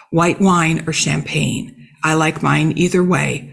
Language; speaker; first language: English; native; English